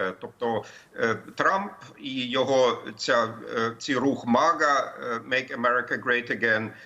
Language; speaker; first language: Ukrainian; non-native, fluent; German